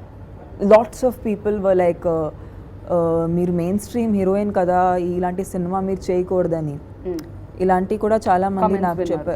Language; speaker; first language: Telugu; non-native, fluent; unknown